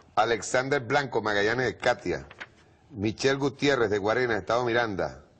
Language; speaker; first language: Spanish; native; Spanish